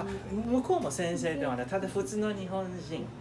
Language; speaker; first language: Japanese; non-native, fluent; Chinese